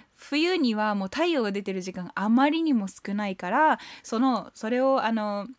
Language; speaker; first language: Japanese; early bilingual, heritage; Japanese